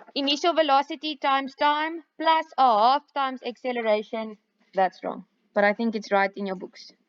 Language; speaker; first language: English; non-native, local second language; Afrikaans